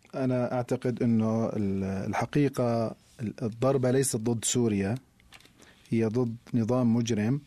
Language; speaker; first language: Arabic; native; Arabic